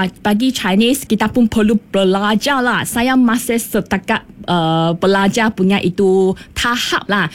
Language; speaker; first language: Malay; non-native, local second language; Chinese